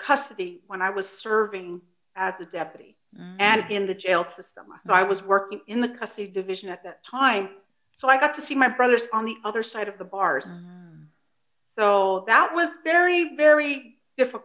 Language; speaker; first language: English; early bilingual, other home language; Spanish